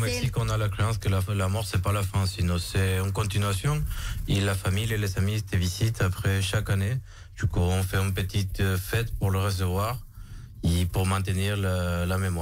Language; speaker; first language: French; non-native, fluent; Spanish